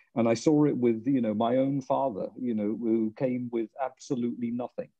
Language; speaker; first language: English; non-native, local second language; Punjabi